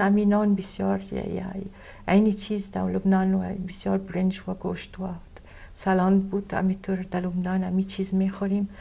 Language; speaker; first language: Persian; non-native, fluent; Arabic